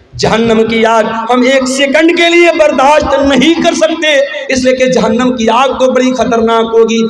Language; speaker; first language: Urdu; native; Urdu